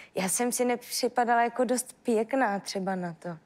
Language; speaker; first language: Czech; native; Czech